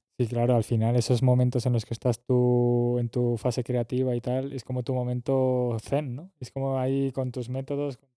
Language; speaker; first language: Spanish; native; Spanish